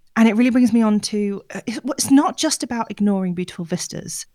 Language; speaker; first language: English; native; English